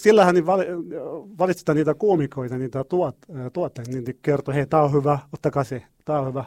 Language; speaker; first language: Finnish; non-native, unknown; Arabic